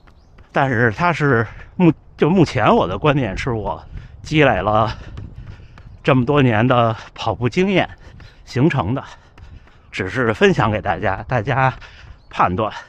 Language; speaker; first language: Chinese; native; Chinese